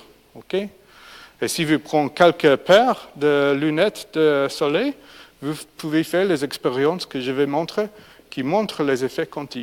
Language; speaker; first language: French; non-native, fluent; English